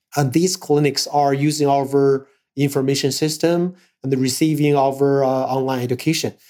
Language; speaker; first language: English; non-native, fluent; Chinese